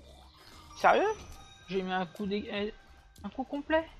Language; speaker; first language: French; native; French